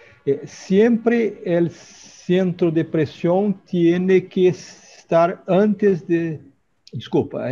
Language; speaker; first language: Spanish; non-native, learner; Portuguese